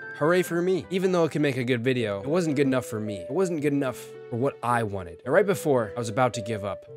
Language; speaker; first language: English; native; English